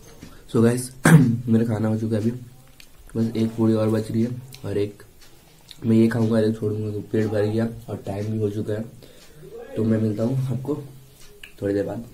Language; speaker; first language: Hindi; native; Hindi